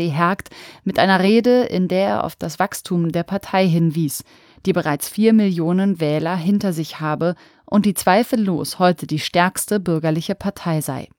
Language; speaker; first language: German; native; German